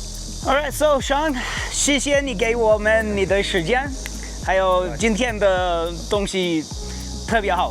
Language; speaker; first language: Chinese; non-native, learner; English